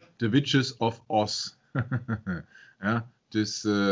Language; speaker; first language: Dutch; non-native, fluent; German